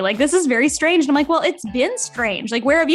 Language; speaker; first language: English; native; English